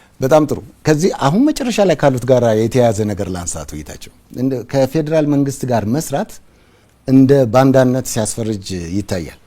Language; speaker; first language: Amharic; native; Amharic